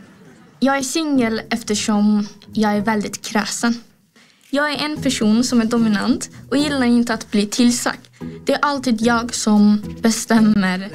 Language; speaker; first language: Swedish; early bilingual, other home language; Azerbaijani